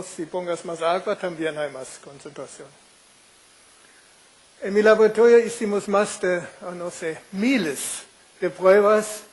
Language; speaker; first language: Spanish; non-native, fluent; German